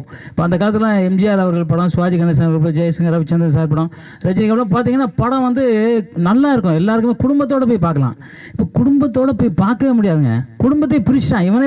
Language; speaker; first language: Tamil; native; Tamil